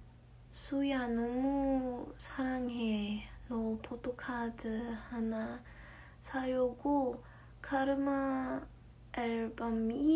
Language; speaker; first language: Korean; non-native, learner; English